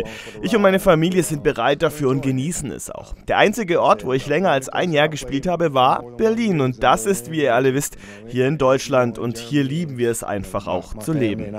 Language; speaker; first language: German; native; German